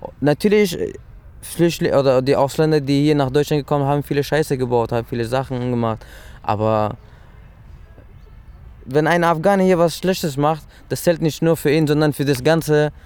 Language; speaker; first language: German; early bilingual, other home language; Persian